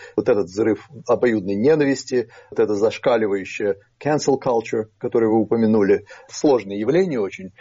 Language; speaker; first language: Russian; native; Russian